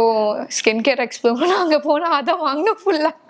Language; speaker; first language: Tamil; non-native, local second language; Hindi